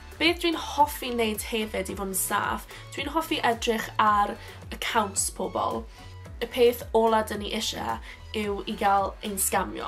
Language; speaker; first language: Welsh; non-native, local second language; English